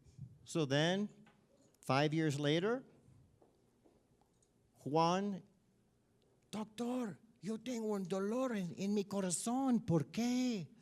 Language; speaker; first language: Spanish; non-native, learner; English